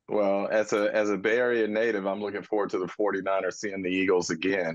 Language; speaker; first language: English; native; English